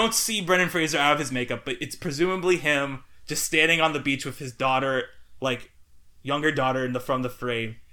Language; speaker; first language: English; native; English